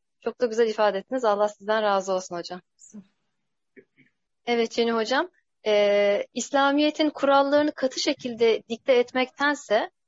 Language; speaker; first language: Turkish; native; Turkish